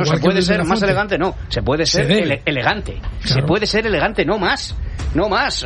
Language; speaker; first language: Spanish; native; Spanish